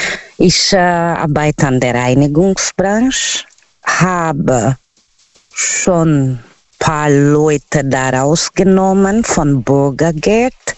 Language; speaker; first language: German; non-native, learner; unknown